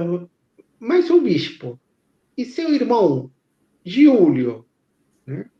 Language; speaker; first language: Portuguese; non-native, fluent; Spanish